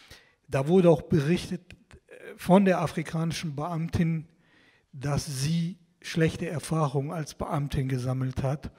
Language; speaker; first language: German; non-native, fluent; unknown